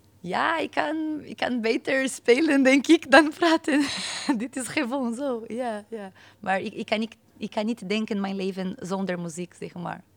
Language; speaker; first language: Dutch; non-native, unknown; Portuguese